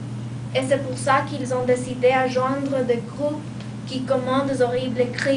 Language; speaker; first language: French; non-native, learner; Spanish